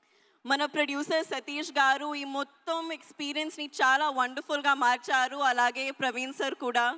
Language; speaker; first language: Telugu; non-native, learner; Hindi